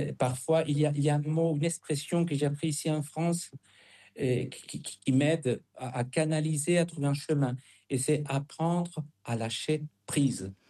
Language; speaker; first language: French; non-native, fluent; Spanish